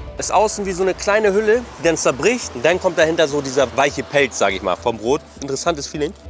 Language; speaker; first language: German; native; German